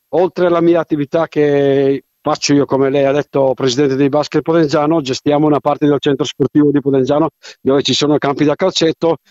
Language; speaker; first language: Italian; non-native, fluent; Macedonian